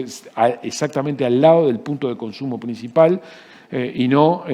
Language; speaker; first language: Spanish; native; Spanish